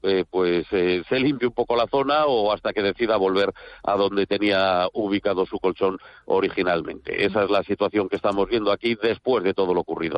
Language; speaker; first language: Spanish; native; Spanish